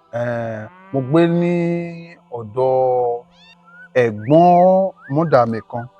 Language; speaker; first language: Yoruba; native; Yoruba